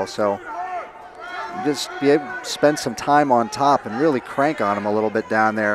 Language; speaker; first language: English; native; English